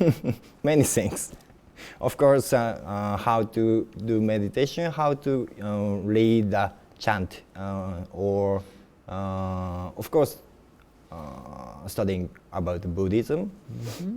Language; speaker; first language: English; non-native, learner; Japanese